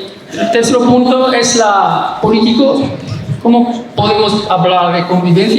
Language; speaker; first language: Spanish; non-native, learner; Arabic